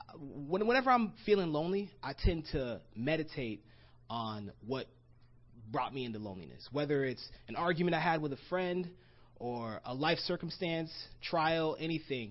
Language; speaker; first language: English; native; English